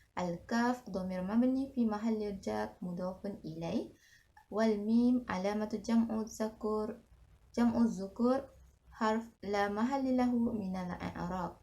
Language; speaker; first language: Arabic; non-native, learner; Malay